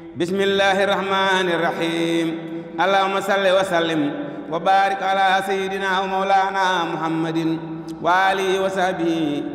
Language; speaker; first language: Arabic; non-native, fluent; Wolof